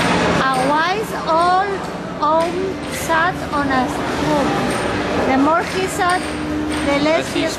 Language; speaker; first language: English; non-native, learner; Spanish